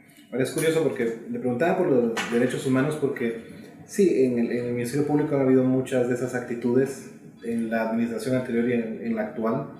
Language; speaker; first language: Spanish; native; Spanish